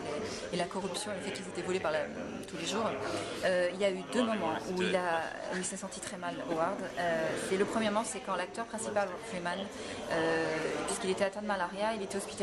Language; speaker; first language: French; native; French